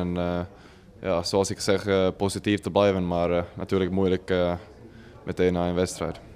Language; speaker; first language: Dutch; non-native, fluent; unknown